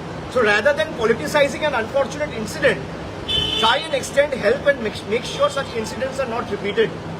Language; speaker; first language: English; non-native, local second language; Bangla